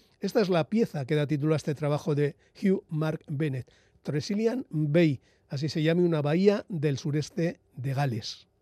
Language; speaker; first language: Spanish; native; Spanish